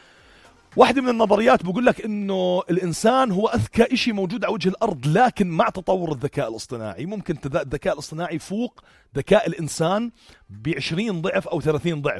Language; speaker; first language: Arabic; native; Arabic